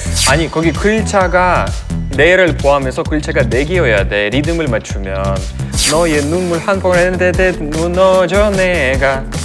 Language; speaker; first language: Korean; non-native, fluent; Russian